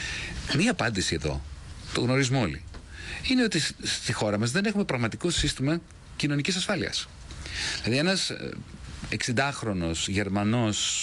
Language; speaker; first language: Greek; native; Greek